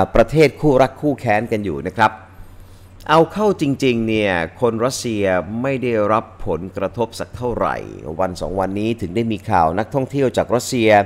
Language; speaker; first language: Thai; native; Thai